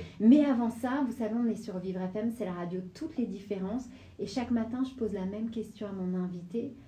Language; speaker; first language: French; native; French